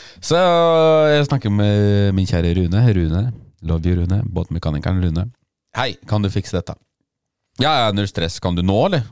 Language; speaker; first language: Norwegian; early bilingual, other home language; Polish